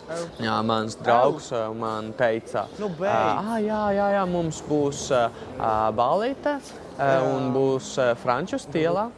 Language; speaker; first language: Latvian; non-native, learner; Italian